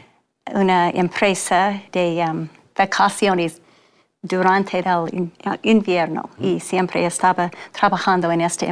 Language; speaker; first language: Spanish; non-native, fluent; English